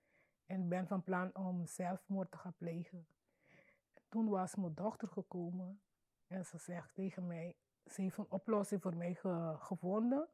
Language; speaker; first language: Dutch; non-native, local second language; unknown